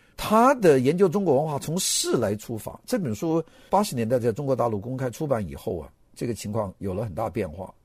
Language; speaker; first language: Chinese; native; Chinese